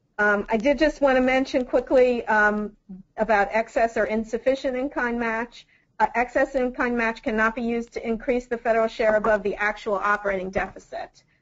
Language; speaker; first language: English; native; English